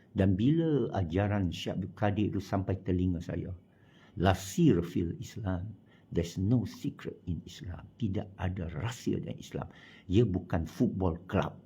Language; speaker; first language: Malay; non-native, local second language; Chinese